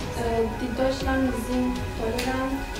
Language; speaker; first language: German; non-native, learner; Macedonian